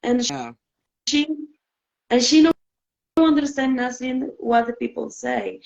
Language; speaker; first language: English; non-native, learner; Spanish